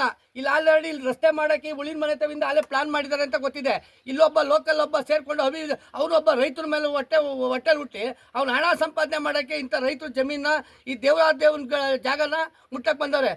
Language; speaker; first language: Kannada; native; Kannada